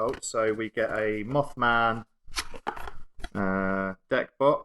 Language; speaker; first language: English; native; English